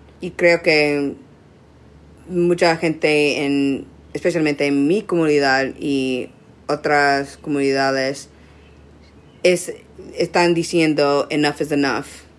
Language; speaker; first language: Spanish; non-native, learner; English